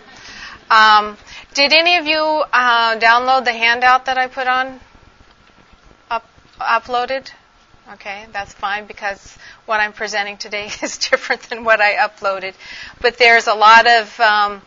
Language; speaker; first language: English; native; English